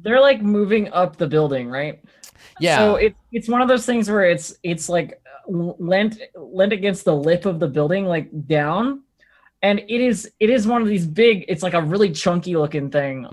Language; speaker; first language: English; native; English